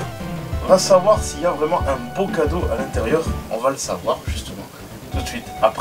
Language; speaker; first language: French; native; French